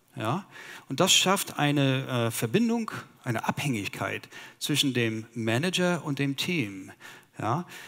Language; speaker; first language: German; non-native, fluent; English